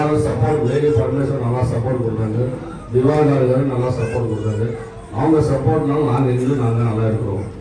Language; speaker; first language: Tamil; native; Tamil